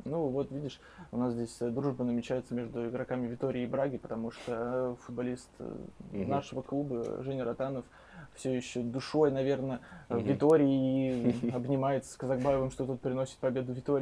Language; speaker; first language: Russian; native; Russian